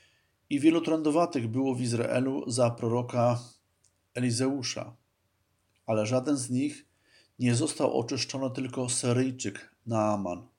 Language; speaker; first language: Polish; native; Polish